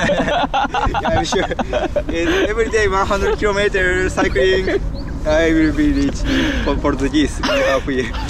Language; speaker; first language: English; non-native, learner; Japanese